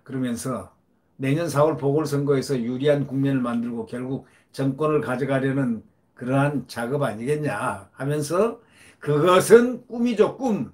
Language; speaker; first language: Korean; native; Korean